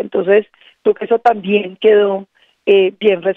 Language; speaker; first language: Spanish; native; Spanish